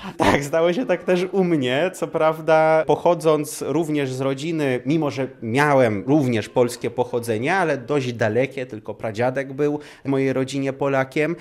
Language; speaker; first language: Polish; non-native, fluent; Russian